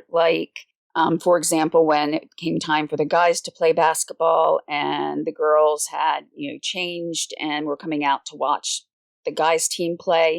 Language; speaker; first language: English; native; English